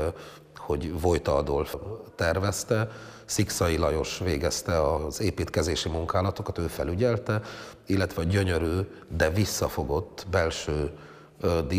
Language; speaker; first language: Hungarian; native; Hungarian